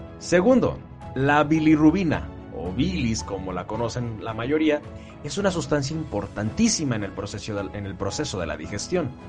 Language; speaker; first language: Spanish; native; Spanish